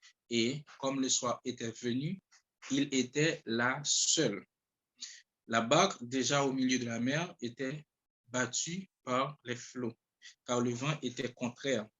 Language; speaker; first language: French; non-native, local second language; Haitian Creole